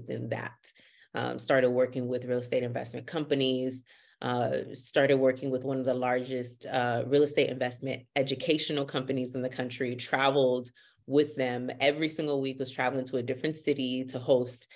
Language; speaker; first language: English; early bilingual, other home language; Haitian Creole